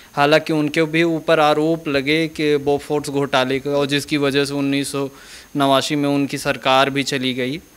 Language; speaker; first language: Hindi; native; Hindi